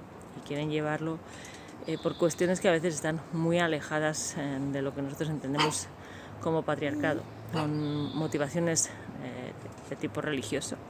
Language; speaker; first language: Spanish; native; Spanish